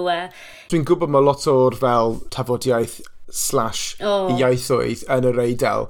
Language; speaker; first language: Welsh; non-native, local second language; English